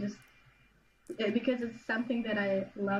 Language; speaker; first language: English; non-native, fluent; German